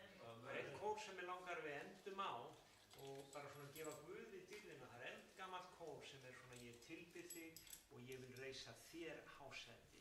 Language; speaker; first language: Icelandic; non-native, fluent; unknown